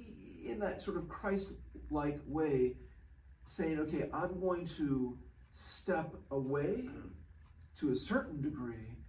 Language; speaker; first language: English; native; English